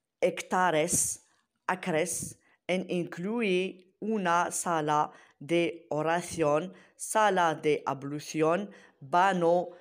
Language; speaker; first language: Spanish; non-native, learner; Arabic